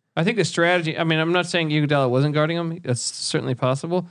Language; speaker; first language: English; native; English